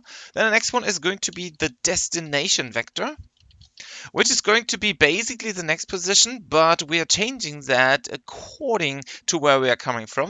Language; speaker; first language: English; non-native, fluent; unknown